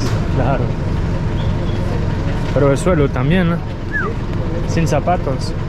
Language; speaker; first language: Spanish; non-native, learner; French